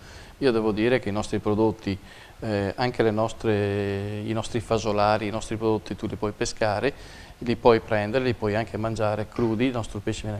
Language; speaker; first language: Italian; native; Italian